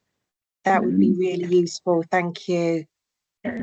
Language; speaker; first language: English; native; English